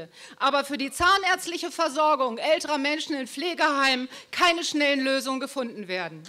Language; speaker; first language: German; native; German